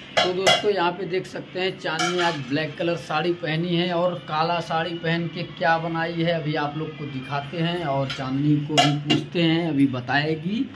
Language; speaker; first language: Hindi; native; Hindi